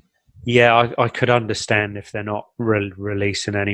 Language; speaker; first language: English; native; English